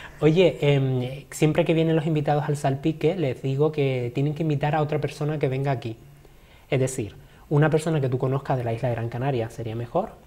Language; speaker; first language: Spanish; native; Spanish